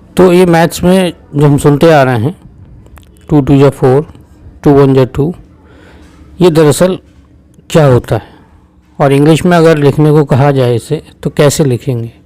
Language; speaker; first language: Hindi; native; Hindi